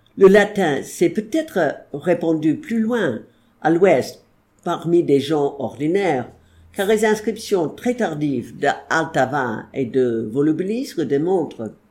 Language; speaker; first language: French; non-native, fluent; English